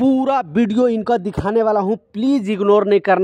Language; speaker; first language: Hindi; native; Hindi